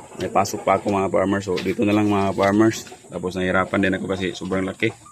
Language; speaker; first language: Filipino; non-native, local second language; Cebuano